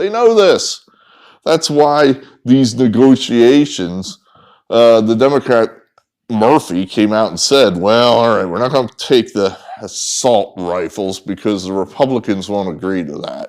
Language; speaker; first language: English; native; English